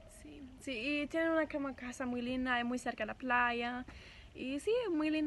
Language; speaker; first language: Spanish; non-native, fluent; German